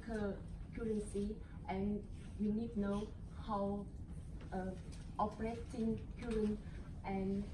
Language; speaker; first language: English; non-native, learner; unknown